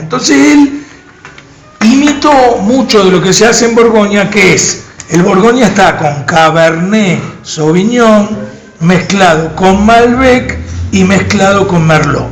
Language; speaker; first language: Spanish; native; Spanish